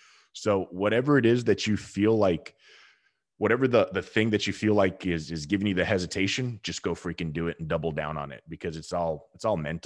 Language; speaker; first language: English; native; English